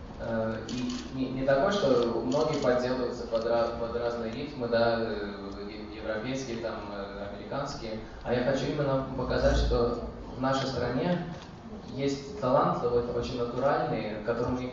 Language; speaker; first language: Russian; early bilingual, heritage; Russian